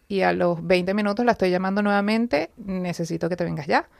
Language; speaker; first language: Spanish; native; Spanish